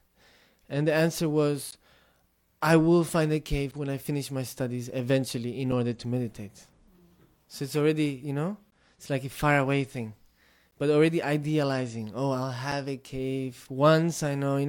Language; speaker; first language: English; non-native, fluent; Tibetan